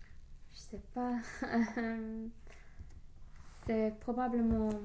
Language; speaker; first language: French; non-native, learner; English